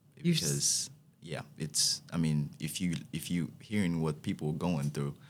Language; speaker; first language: English; non-native, fluent; Haitian Creole